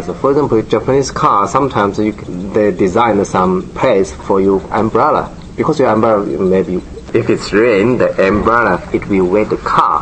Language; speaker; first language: English; non-native, learner; Japanese